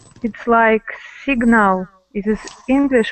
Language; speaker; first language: English; non-native, learner; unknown